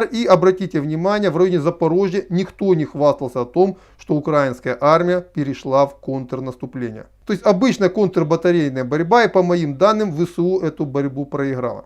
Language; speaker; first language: Russian; native; Russian